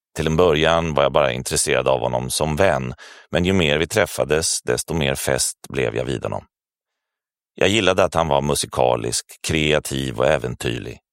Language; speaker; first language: Swedish; native; Swedish